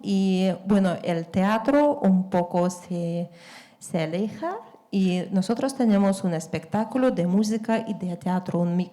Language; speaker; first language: Spanish; non-native, fluent; Lithuanian